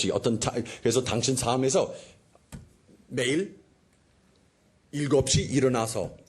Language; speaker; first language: Korean; non-native, fluent; English